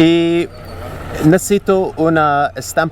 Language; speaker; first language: Spanish; non-native, learner; English